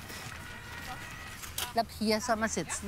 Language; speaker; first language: German; native; German